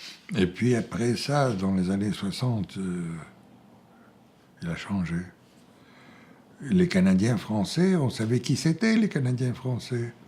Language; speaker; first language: French; non-native, fluent; Bulgarian